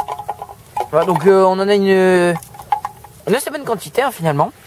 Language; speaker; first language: French; native; French